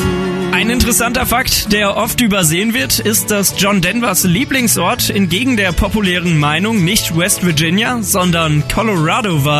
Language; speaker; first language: German; native; German